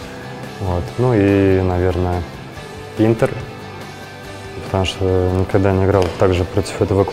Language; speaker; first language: Russian; native; Russian